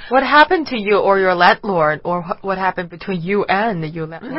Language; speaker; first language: English; non-native, fluent; Chinese